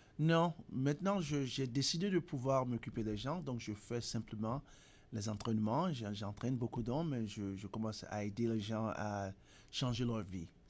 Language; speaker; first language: French; native; French